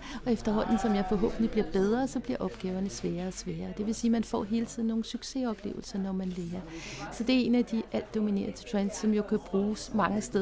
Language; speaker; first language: Danish; native; Danish